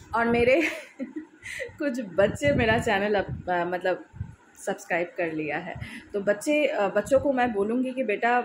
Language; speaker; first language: Hindi; non-native, local second language; Bangla